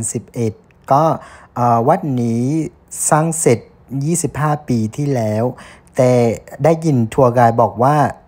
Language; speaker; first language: Thai; non-native, fluent; Vietnamese